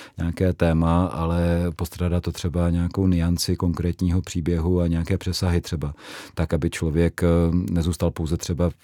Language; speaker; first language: Czech; native; Czech